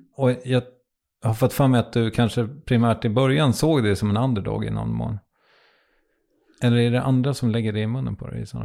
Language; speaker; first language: Swedish; native; Swedish